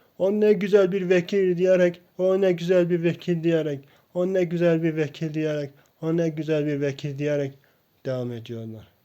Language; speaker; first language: Turkish; non-native, local second language; Kurdish